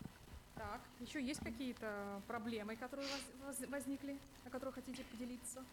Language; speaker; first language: Russian; native; Russian